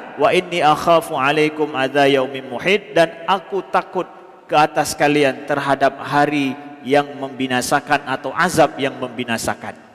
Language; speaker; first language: Malay; non-native, local second language; Achinese